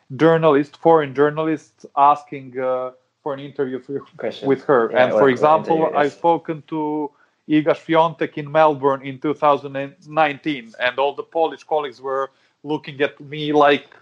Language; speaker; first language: English; non-native, fluent; Serbian